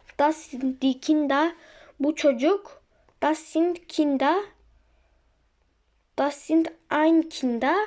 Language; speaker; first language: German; non-native, learner; Turkish